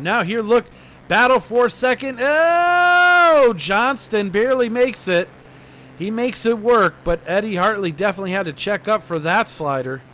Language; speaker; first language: English; native; English